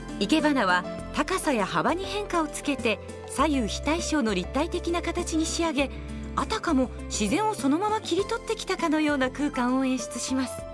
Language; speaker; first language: Japanese; native; Japanese